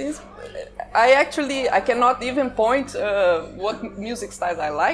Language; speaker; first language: English; non-native, fluent; Portuguese